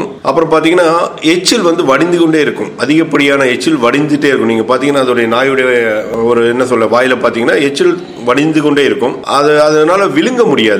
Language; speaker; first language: Tamil; native; Tamil